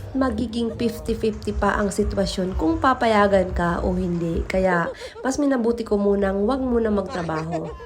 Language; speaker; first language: Filipino; non-native, local second language; Bikol